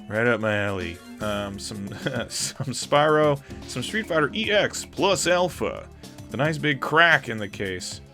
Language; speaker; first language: English; native; English